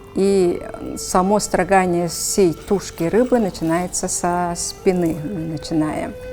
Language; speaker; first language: Russian; non-native, local second language; Yakut